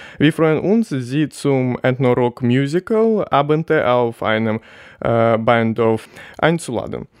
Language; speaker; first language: German; non-native, learner; Ukrainian